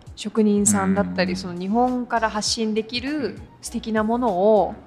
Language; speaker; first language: Japanese; non-native, fluent; English